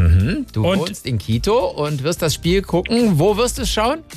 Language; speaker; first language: German; native; German